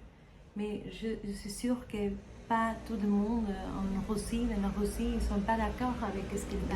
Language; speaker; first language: French; non-native, learner; Spanish